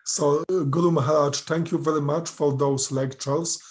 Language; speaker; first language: English; non-native, fluent; Polish